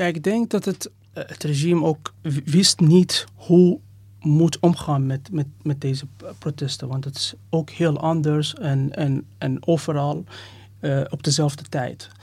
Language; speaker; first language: Dutch; non-native, fluent; Persian